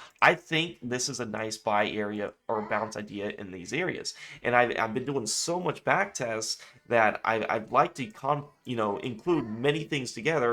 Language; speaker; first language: English; native; English